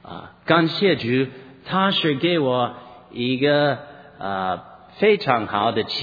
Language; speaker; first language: Chinese; non-native, fluent; English